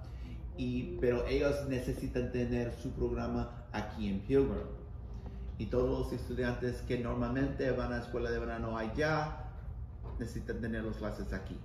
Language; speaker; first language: Spanish; non-native, learner; English